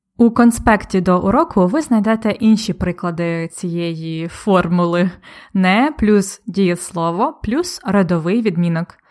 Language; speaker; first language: Ukrainian; native; Ukrainian